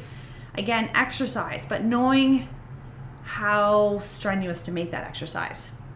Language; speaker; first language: English; native; English